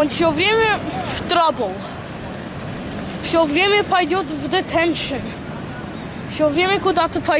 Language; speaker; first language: Russian; early bilingual, heritage; Russian